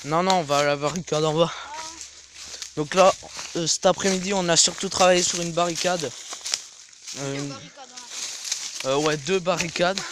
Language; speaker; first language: French; native; French